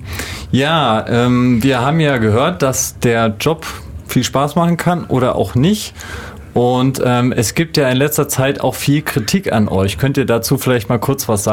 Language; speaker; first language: German; native; German